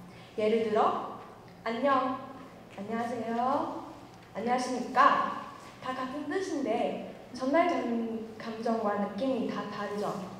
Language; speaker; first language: Korean; non-native, fluent; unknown